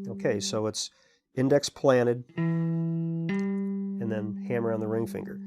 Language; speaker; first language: English; native; English